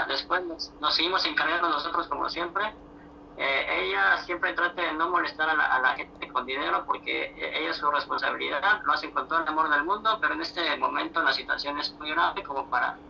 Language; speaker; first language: Spanish; native; Spanish